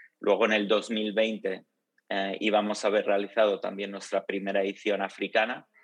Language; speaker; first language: Spanish; early bilingual, other home language; Italian